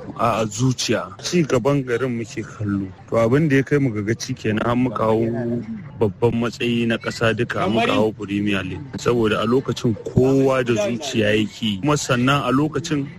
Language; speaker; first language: Hausa; native; Hausa